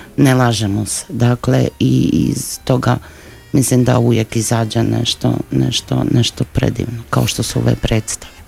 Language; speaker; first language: Croatian; native; Croatian